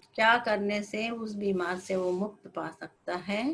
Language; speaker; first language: Hindi; non-native, local second language; Telugu